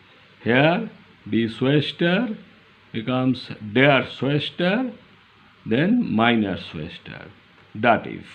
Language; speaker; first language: German; non-native, learner; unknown